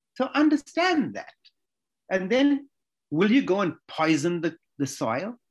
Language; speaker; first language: English; native; English